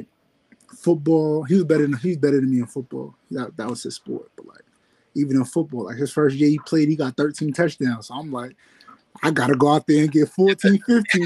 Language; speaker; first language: English; native; English